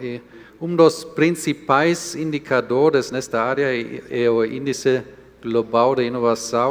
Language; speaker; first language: Portuguese; non-native, fluent; German